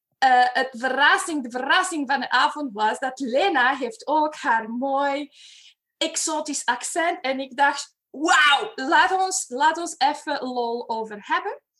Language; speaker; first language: Dutch; non-native, fluent; Romanian